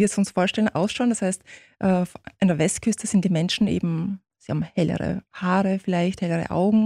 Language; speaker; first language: German; early bilingual, other home language; Turkish